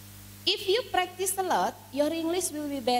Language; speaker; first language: English; non-native, fluent; Indonesian